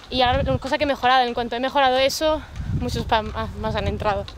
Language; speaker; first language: Spanish; native; Spanish